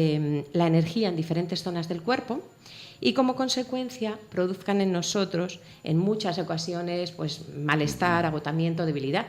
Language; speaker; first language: Spanish; native; Spanish